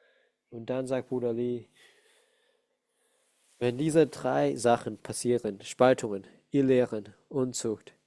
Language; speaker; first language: German; non-native, fluent; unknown